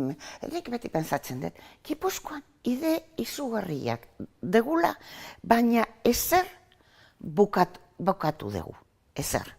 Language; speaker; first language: Basque; non-native, local second language; Spanish